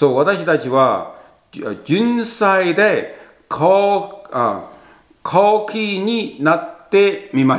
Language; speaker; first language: Japanese; non-native, learner; Chinese